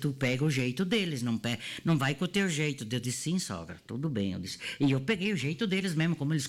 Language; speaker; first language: Portuguese; non-native, local second language; Italian